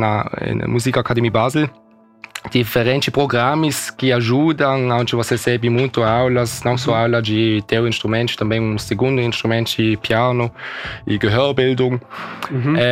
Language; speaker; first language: Portuguese; early bilingual, heritage; Portuguese